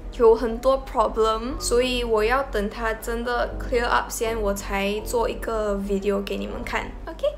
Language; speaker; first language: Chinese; non-native, local second language; Malay